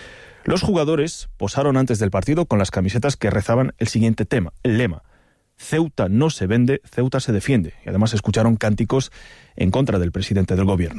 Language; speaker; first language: Spanish; native; Spanish